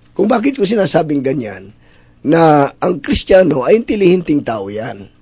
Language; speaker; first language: Filipino; non-native, local second language; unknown